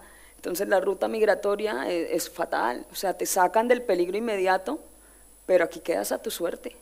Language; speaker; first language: Spanish; native; Spanish